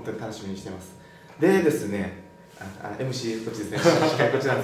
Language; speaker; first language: Japanese; native; Japanese